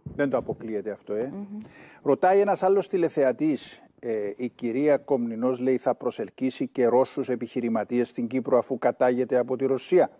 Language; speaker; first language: Greek; native; Greek